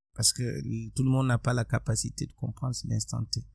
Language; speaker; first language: French; non-native, local second language; Mossi